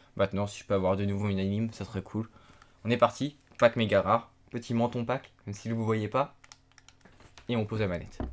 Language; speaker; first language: French; native; French